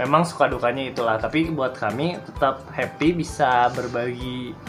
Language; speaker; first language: Indonesian; native; Indonesian